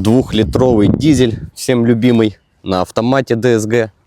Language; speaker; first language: Russian; native; Russian